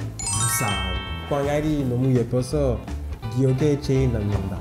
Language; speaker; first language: Korean; non-native, learner; French